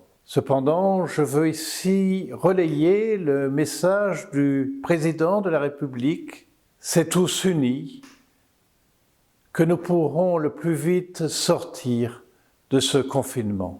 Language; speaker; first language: French; native; French